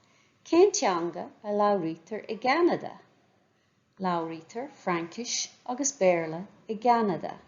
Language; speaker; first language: Irish; non-native, local second language; English